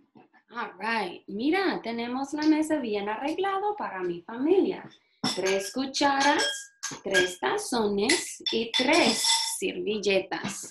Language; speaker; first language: Spanish; non-native, fluent; English